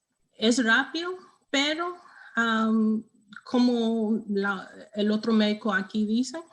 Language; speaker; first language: Spanish; non-native, learner; English